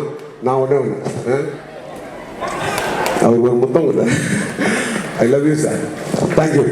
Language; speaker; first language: Tamil; native; Tamil